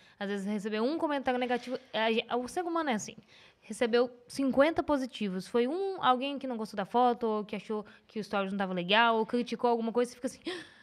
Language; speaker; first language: Portuguese; native; Portuguese